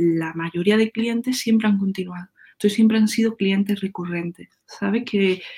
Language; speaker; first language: Spanish; native; Spanish